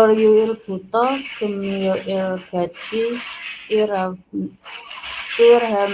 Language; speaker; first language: Korean; non-native, learner; Indonesian